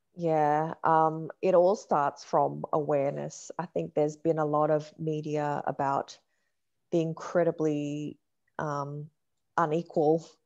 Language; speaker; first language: English; native; English